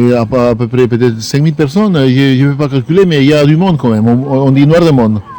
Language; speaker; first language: French; non-native, fluent; Spanish